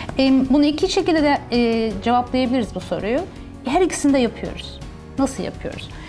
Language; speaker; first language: Turkish; early bilingual, heritage; Turkish